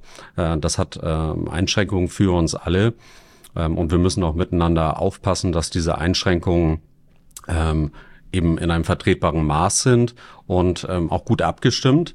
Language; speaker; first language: German; native; German